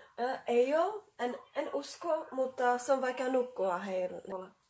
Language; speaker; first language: Finnish; non-native, learner; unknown